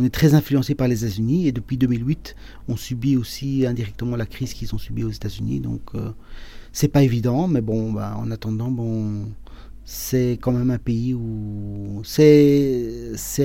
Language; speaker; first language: French; early bilingual, other home language; Spanish